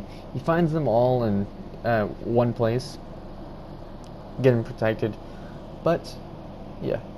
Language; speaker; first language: English; native; English